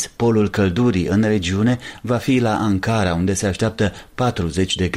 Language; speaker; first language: Romanian; native; Romanian